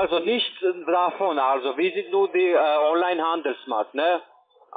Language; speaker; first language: German; non-native, learner; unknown